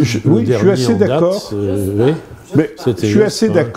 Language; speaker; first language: French; native; French